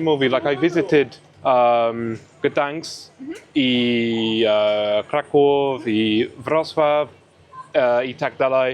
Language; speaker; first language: Polish; non-native, learner; English